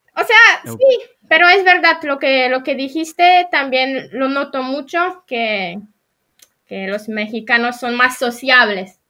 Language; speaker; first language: Spanish; non-native, fluent; Polish